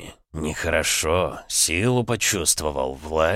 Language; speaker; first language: Russian; native; Russian